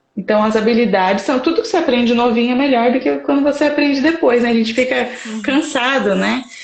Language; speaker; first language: Portuguese; native; Portuguese